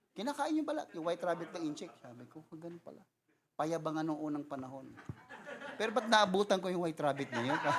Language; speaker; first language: Filipino; non-native, local second language; Cebuano